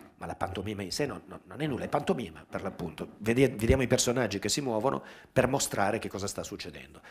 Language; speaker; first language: Italian; native; Italian